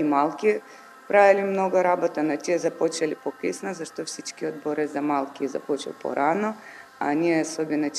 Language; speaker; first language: Bulgarian; non-native, learner; Ukrainian